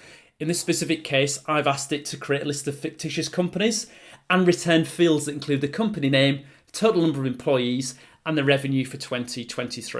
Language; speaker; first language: English; native; English